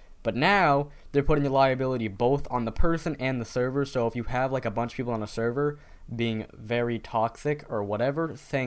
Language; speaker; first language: English; native; English